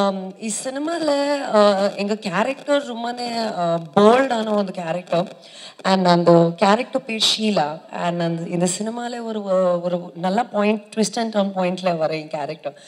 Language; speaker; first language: Tamil; non-native, learner; Kannada